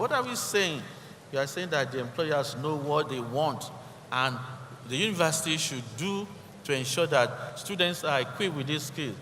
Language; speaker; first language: English; non-native, local second language; Yoruba